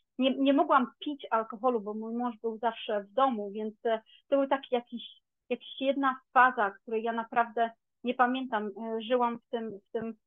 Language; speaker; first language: Polish; native; Polish